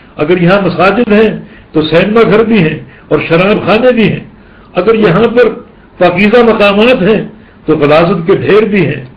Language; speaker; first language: Urdu; native; Urdu